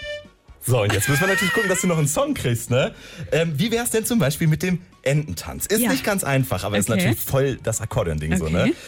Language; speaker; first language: German; native; German